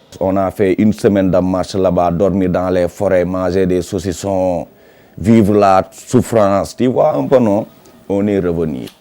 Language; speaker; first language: French; non-native, local second language; Wolof